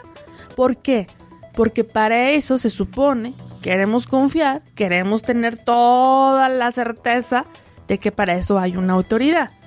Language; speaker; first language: Spanish; native; Spanish